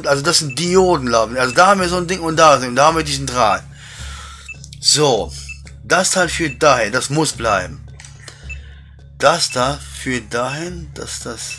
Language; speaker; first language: German; native; German